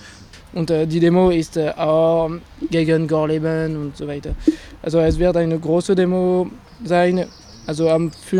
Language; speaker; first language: German; non-native, fluent; French